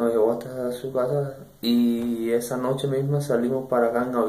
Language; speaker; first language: Spanish; native; Spanish